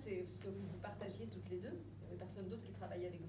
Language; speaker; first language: French; native; French